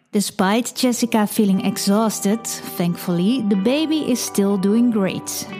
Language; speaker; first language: English; non-native, fluent; Dutch